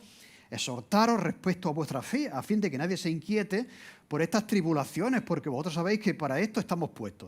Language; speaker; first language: Spanish; native; Spanish